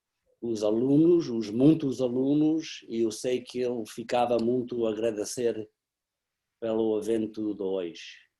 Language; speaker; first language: Portuguese; early bilingual, heritage; English